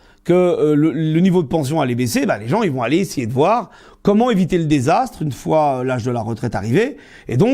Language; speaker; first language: French; native; French